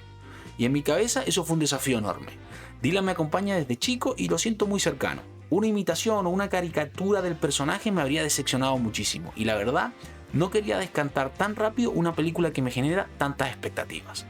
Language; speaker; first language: Spanish; native; Spanish